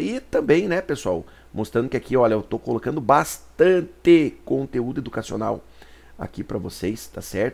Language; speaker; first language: Portuguese; native; Portuguese